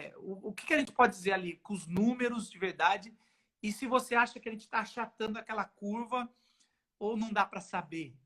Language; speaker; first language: Portuguese; native; Portuguese